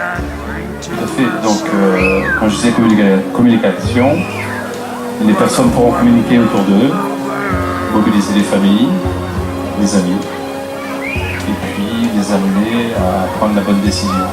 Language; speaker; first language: French; native; French